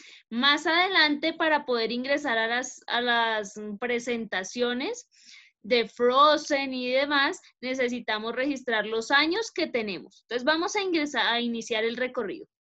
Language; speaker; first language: Spanish; native; Spanish